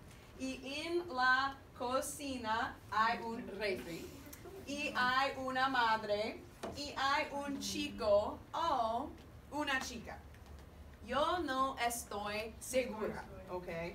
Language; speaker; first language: Spanish; non-native, fluent; English